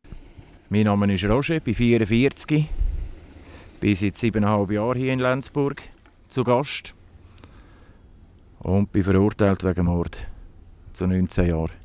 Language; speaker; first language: German; native; German